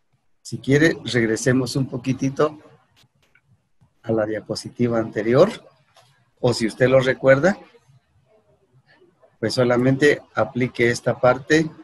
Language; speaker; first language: Spanish; native; Spanish